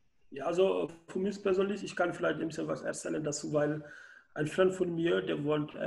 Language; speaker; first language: German; non-native, learner; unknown